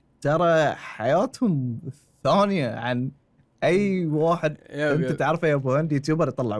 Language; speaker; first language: Arabic; native; Arabic